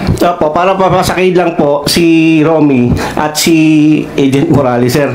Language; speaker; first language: Filipino; non-native, local second language; Cebuano